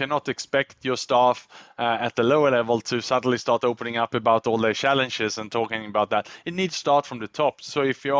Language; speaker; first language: English; non-native, fluent; Swedish